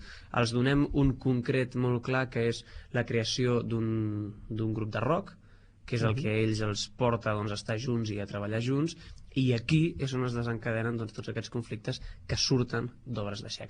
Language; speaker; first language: Catalan; native; Catalan